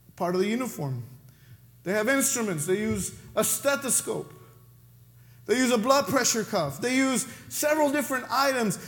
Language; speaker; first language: English; non-native, fluent; Spanish